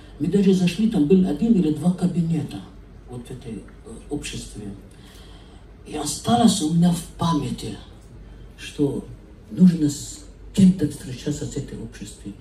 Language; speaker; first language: Russian; non-native, fluent; Arabic